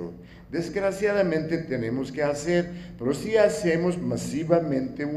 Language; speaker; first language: Spanish; non-native, fluent; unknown